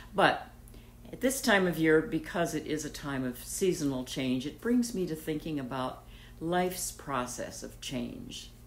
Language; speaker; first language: English; native; English